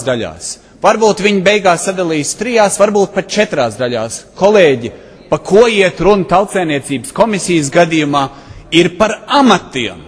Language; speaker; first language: Latvian; early bilingual, heritage; Latvian